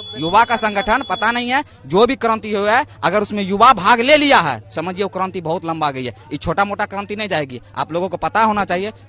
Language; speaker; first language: Hindi; native; Hindi